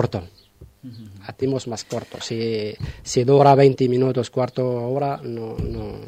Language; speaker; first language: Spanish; non-native, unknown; Arabic